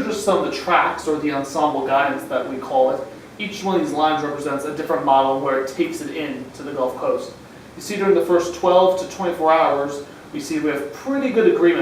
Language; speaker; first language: English; native; English